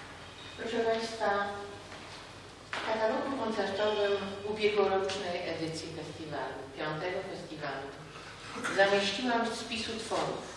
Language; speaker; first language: Polish; native; Polish